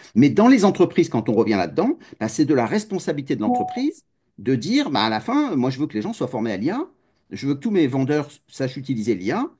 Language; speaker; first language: French; native; French